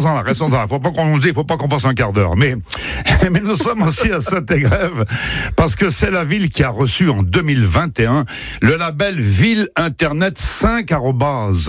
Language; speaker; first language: French; native; French